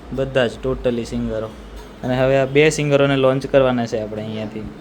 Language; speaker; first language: Gujarati; non-native, local second language; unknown